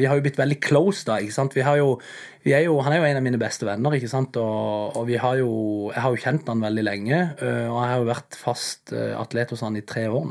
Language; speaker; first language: Norwegian; native; Norwegian